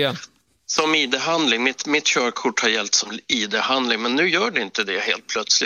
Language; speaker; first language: Swedish; native; Swedish